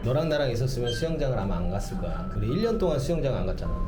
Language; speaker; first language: Korean; native; Korean